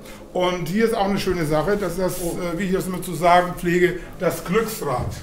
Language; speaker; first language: German; native; German